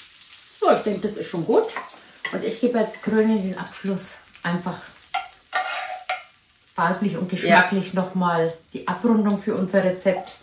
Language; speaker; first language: German; native; German